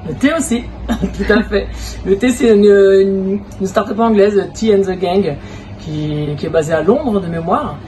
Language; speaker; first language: French; native; French